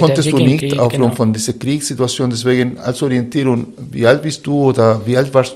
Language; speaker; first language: German; non-native, fluent; Spanish